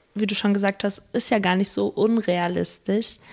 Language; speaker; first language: German; early bilingual, other home language; Spanish